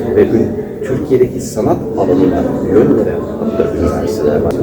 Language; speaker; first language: Turkish; native; Turkish